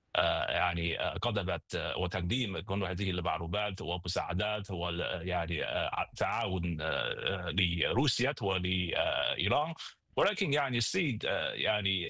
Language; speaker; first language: Arabic; non-native, fluent; Chinese